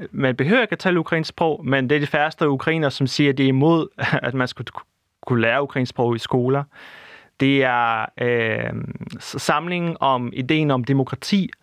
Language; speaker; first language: Danish; non-native, fluent; Russian